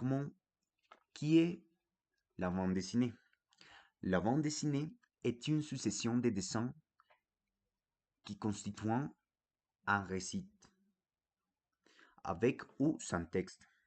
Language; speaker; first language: French; non-native, fluent; Spanish